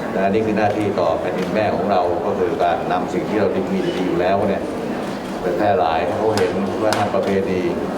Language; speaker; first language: Thai; native; Thai